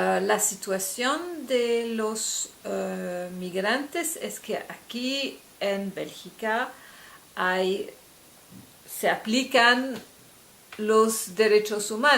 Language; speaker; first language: Spanish; non-native, fluent; French